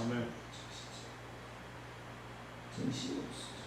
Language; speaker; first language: Korean; native; Korean